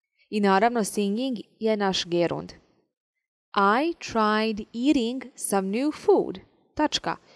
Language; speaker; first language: English; non-native, fluent; Serbian